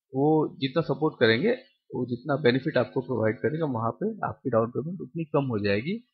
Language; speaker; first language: Hindi; non-native, local second language; Bangla